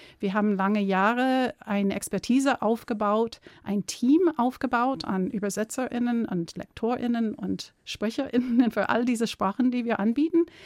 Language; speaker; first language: German; non-native, fluent; English